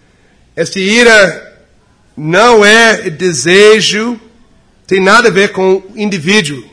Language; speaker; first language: Portuguese; non-native, fluent; English